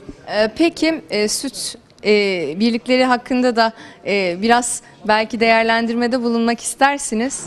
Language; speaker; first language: Turkish; native; Turkish